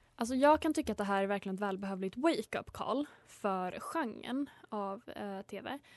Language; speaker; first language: Swedish; native; Swedish